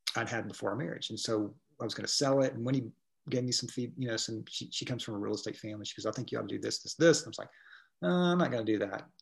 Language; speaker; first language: English; native; English